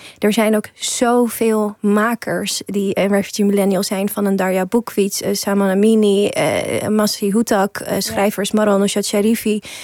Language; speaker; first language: Dutch; early bilingual, other home language; Persian